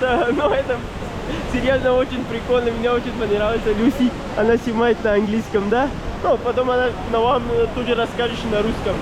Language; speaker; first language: Russian; non-native, learner; Pashto